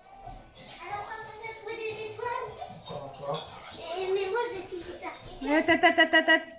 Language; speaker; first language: French; native; French